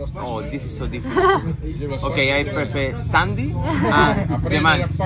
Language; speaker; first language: English; non-native, learner; Spanish